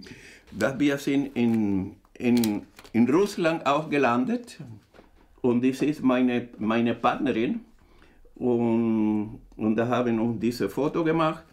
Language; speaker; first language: German; non-native, fluent; Spanish